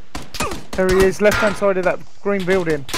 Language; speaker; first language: English; native; English